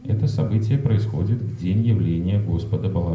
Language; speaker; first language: Russian; native; Russian